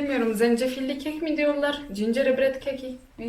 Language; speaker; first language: Turkish; non-native, fluent; Polish